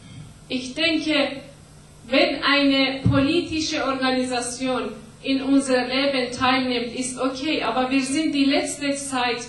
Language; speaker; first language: German; non-native, learner; Persian